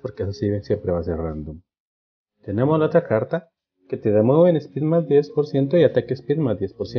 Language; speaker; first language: Spanish; native; Spanish